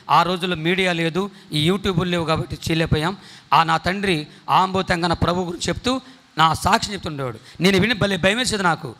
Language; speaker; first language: Telugu; non-native, local second language; Koya